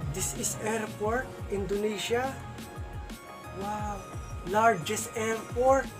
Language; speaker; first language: English; non-native, local second language; Filipino